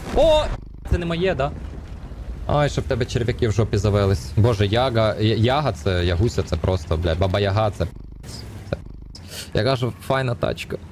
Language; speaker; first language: Ukrainian; native; Ukrainian